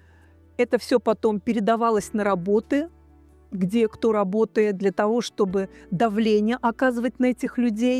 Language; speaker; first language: Russian; native; Russian